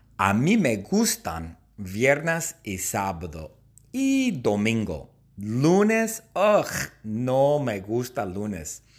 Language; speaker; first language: Spanish; non-native, fluent; English